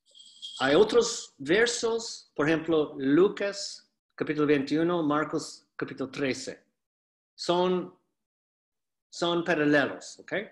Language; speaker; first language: Spanish; non-native, fluent; English